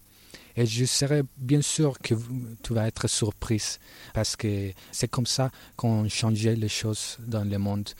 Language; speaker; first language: French; non-native, learner; Spanish